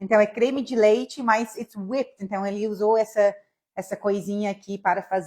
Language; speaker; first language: Portuguese; non-native, fluent; English